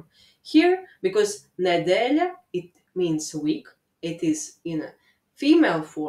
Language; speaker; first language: English; non-native, fluent; Latvian